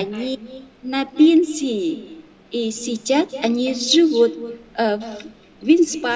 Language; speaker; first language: Russian; non-native, learner; Vietnamese